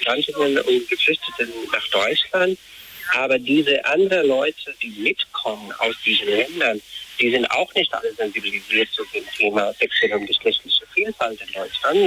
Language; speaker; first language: German; non-native, fluent; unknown